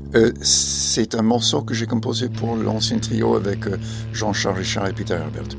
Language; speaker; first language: French; non-native, fluent; English